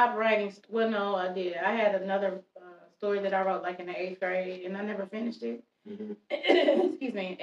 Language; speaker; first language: English; native; English